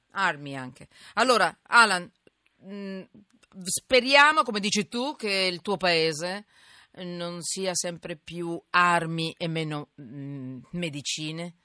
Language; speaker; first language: Italian; non-native, fluent; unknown